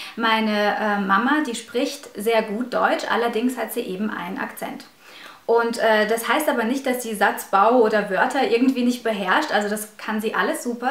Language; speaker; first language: German; early bilingual, other home language; Russian